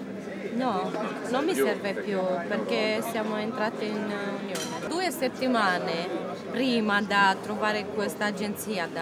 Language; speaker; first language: Italian; non-native, learner; Romanian